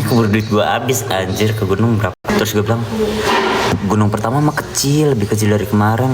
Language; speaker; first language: Indonesian; native; Indonesian